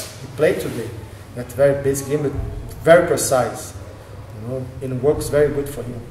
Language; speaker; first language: English; non-native, learner; Portuguese